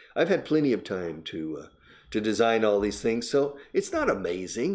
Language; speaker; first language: English; native; English